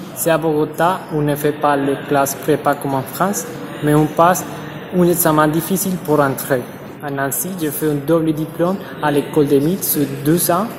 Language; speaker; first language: French; non-native, fluent; Spanish